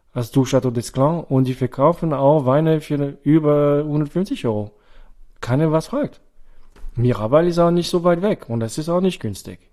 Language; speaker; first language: German; non-native, fluent; French